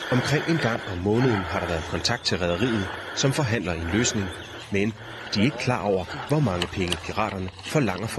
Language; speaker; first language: Danish; native; Danish